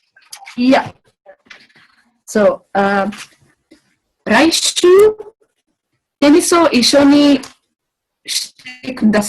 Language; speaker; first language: Japanese; non-native, learner; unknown